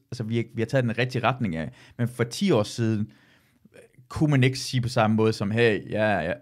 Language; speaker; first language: Danish; early bilingual, other home language; Persian